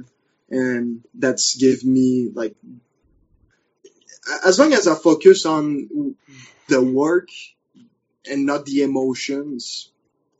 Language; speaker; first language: English; non-native, fluent; French